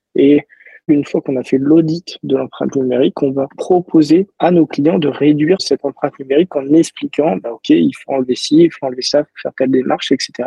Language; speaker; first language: French; native; French